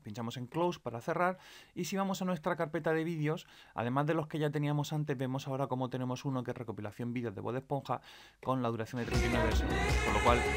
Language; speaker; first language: Spanish; native; Spanish